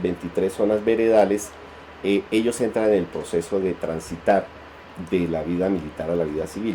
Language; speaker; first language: Spanish; native; Spanish